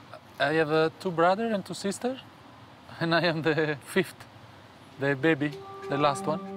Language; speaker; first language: English; non-native, fluent; Italian